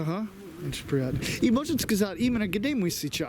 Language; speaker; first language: Russian; non-native, learner; English